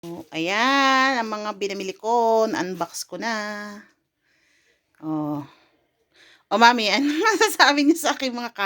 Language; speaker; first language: Filipino; native; Filipino